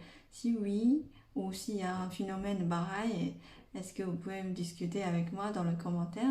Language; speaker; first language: French; non-native, fluent; Chinese